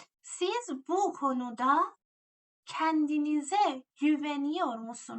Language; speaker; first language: Turkish; non-native, fluent; Persian